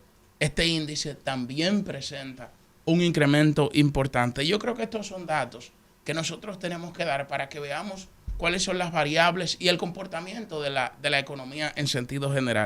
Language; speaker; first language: Spanish; native; Spanish